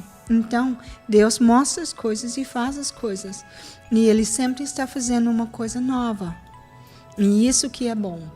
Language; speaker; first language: Portuguese; non-native, fluent; English